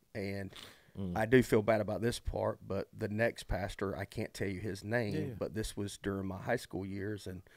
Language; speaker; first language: English; native; English